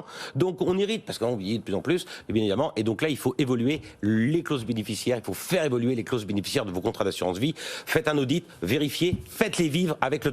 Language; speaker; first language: French; native; French